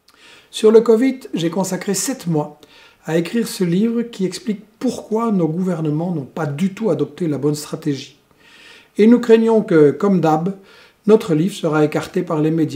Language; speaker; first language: French; native; French